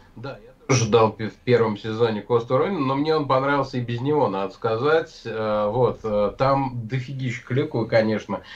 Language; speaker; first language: Russian; native; Russian